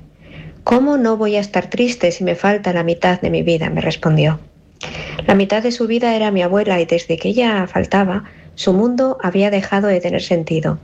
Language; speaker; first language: Spanish; native; Spanish